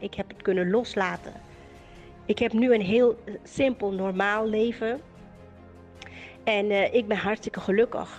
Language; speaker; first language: Dutch; native; Dutch